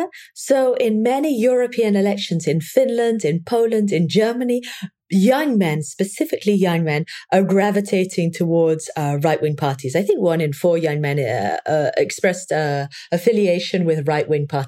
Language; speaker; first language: English; native; English